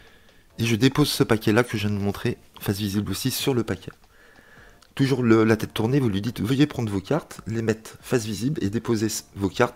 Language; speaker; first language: French; native; French